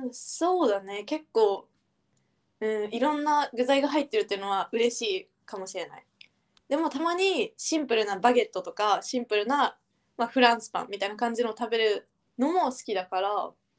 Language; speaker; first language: Japanese; native; Japanese